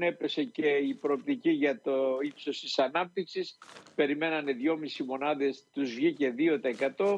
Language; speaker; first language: Greek; native; Greek